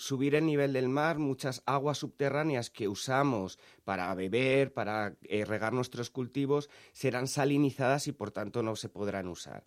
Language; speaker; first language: Spanish; native; Spanish